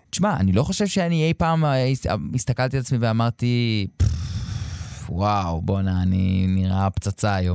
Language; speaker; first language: Hebrew; native; Hebrew